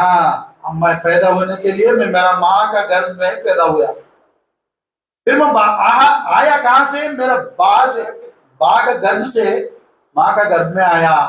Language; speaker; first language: Hindi; non-native, local second language; Telugu